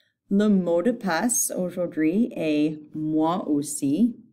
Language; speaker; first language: French; non-native, fluent; English